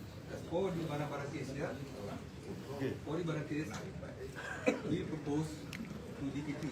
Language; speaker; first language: English; non-native, local second language; Malay